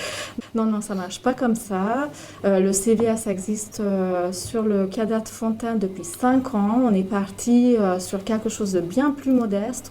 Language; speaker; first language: French; native; French